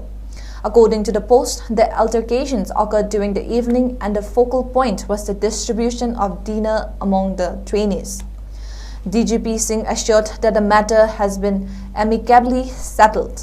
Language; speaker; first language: English; non-native, local second language; Manipuri